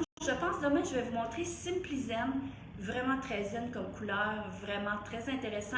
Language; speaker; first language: French; native; French